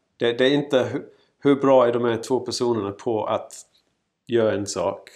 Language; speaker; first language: Swedish; non-native, fluent; English